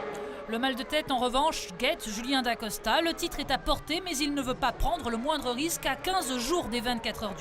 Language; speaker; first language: French; native; French